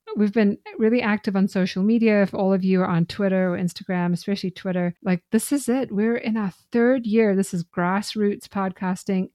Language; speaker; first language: English; native; English